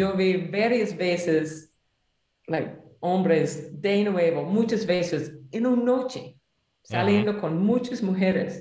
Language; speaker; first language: Spanish; non-native, learner; English